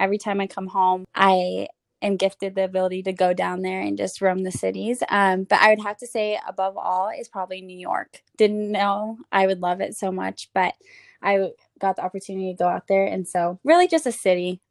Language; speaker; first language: English; native; English